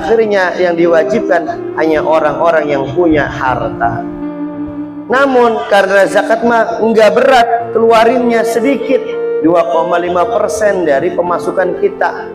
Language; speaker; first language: Indonesian; native; Indonesian